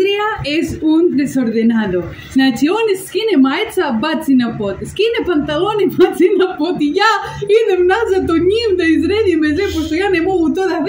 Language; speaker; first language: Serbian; non-native, learner; Spanish